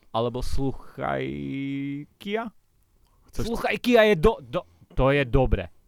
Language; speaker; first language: Slovak; native; Slovak